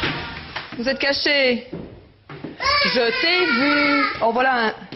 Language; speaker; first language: French; native; French